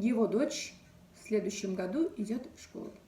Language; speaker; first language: Russian; non-native, local second language; Bashkir